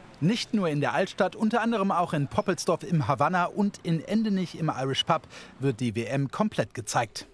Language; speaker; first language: German; native; German